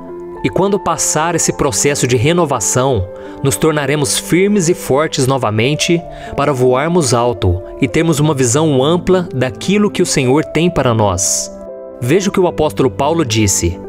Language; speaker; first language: Portuguese; native; Portuguese